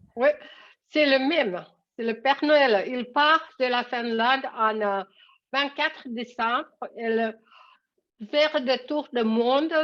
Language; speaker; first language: French; non-native, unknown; Finnish